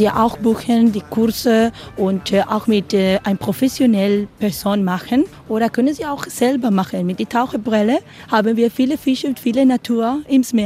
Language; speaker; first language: German; non-native, learner; Spanish